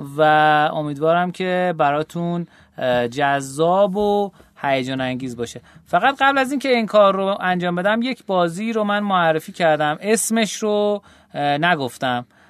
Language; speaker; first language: Persian; native; Persian